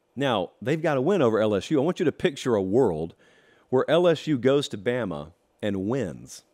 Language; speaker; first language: English; native; English